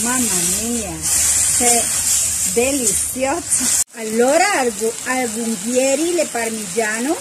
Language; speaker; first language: Italian; non-native, learner; Spanish